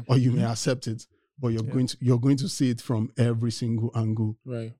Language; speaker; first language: English; non-native, local second language; Yoruba